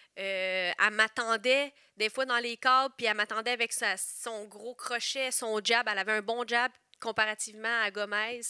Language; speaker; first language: French; native; French